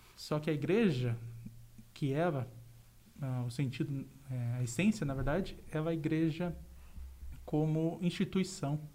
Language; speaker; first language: Portuguese; native; Portuguese